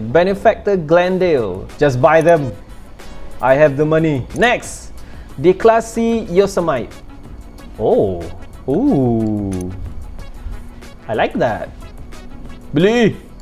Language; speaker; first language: English; non-native, local second language; Malay